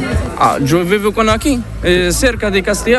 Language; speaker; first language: Spanish; non-native, learner; Arabic